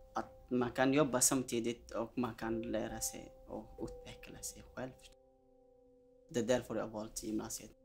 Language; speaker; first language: Swedish; non-native, fluent; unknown